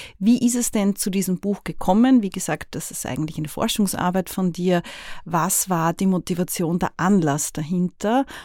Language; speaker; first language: German; native; German